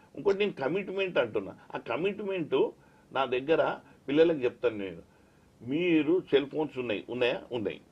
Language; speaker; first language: Telugu; native; Telugu